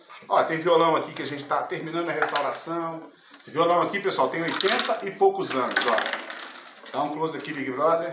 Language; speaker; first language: Portuguese; native; Portuguese